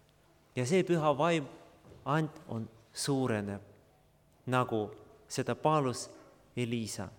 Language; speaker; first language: Estonian; non-native, local second language; Russian